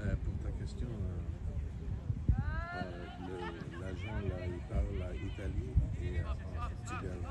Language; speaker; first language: French; non-native, fluent; English